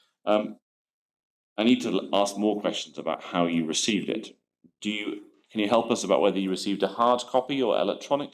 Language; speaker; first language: English; native; English